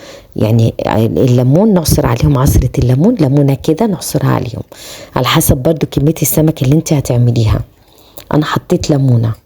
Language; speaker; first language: Arabic; native; Arabic